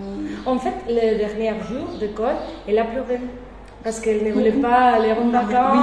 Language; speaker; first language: French; non-native, fluent; Spanish